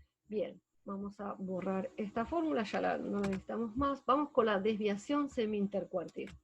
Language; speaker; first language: Spanish; native; Spanish